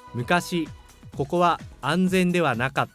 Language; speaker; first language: Japanese; non-native, learner; English